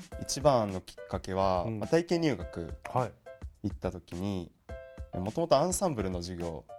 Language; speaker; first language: Japanese; native; Japanese